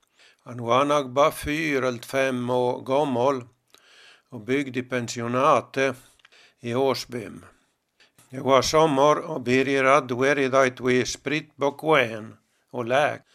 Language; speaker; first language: Swedish; native; Swedish